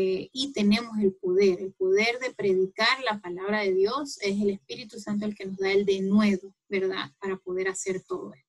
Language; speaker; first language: Spanish; native; Spanish